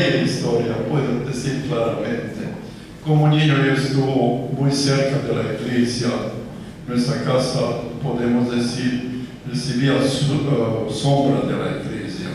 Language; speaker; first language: Spanish; non-native, fluent; Croatian